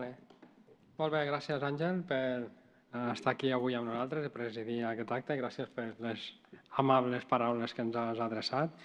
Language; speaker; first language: Catalan; native; Catalan